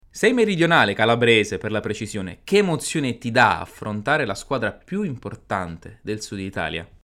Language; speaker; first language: Italian; native; Italian